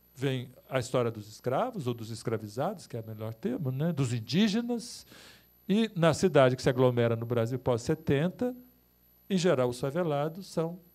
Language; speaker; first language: Portuguese; native; Portuguese